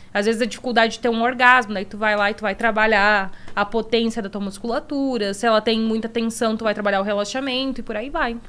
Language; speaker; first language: Portuguese; native; Portuguese